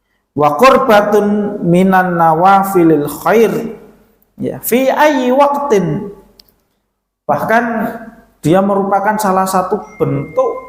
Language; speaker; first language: Indonesian; non-native, local second language; Javanese